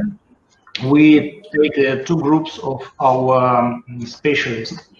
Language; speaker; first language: English; non-native, learner; Russian